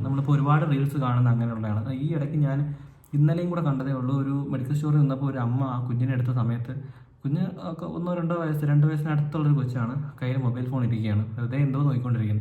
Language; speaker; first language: Malayalam; native; Malayalam